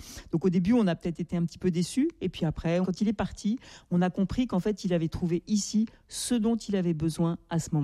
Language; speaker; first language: French; native; French